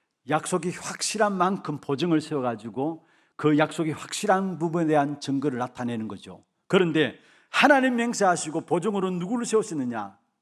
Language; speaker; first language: Korean; native; Korean